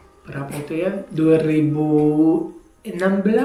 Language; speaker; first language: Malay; non-native, fluent; German